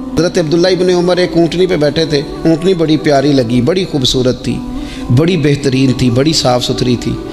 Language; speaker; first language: Urdu; non-native, local second language; Punjabi